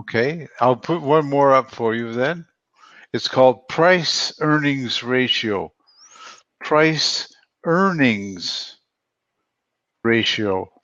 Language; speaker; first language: English; non-native, fluent; Spanish